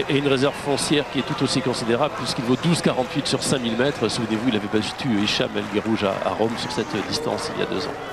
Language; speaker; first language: French; native; French